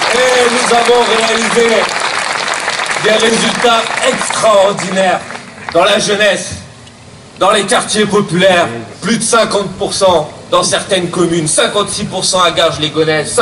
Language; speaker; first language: French; native; French